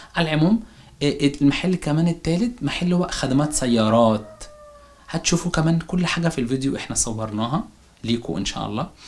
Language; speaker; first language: Arabic; native; Arabic